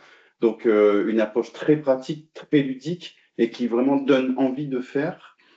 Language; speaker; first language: French; native; French